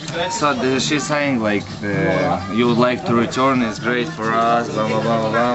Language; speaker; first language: English; non-native, learner; Russian